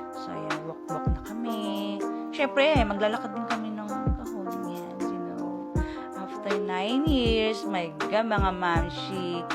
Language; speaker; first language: Filipino; native; Filipino